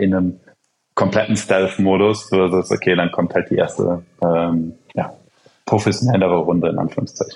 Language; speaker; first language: German; native; German